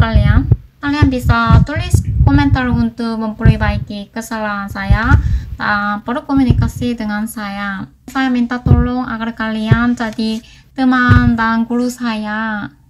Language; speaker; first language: Indonesian; non-native, fluent; Korean